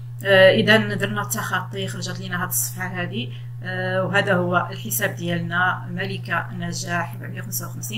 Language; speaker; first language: Arabic; native; Arabic